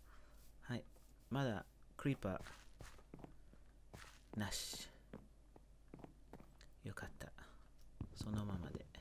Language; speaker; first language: Japanese; non-native, learner; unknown